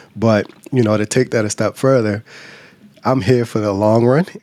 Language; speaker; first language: English; native; English